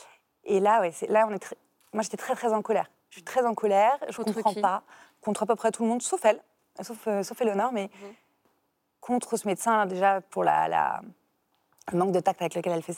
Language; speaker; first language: French; native; French